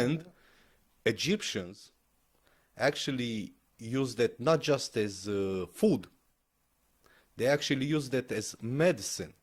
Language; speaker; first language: English; non-native, fluent; Romanian